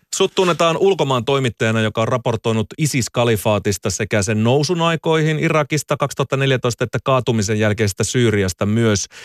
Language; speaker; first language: Finnish; native; Finnish